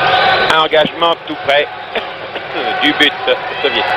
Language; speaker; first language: French; native; French